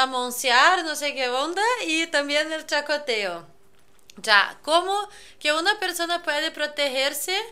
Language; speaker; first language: Spanish; non-native, fluent; Portuguese